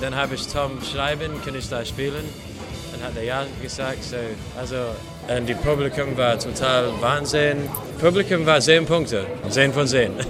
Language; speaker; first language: German; non-native, learner; English